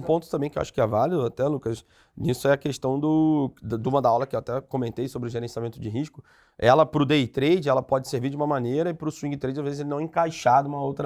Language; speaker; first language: Portuguese; native; Portuguese